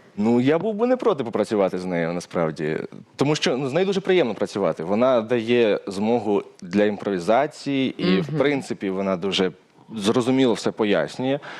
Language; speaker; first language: Ukrainian; native; Ukrainian